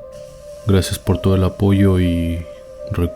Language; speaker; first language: Spanish; native; Spanish